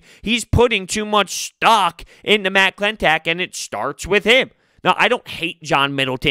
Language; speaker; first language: English; native; English